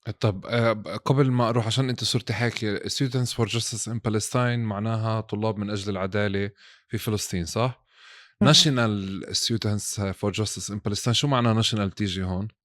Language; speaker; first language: Arabic; native; Arabic